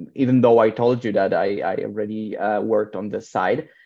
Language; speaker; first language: English; non-native, fluent; Polish